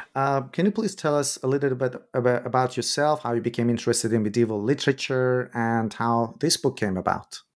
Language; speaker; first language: English; non-native, fluent; Persian